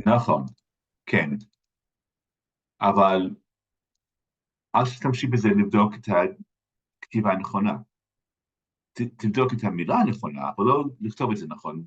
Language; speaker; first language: Hebrew; non-native, fluent; English